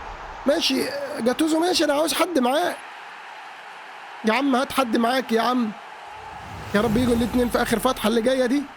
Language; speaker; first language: Arabic; native; Arabic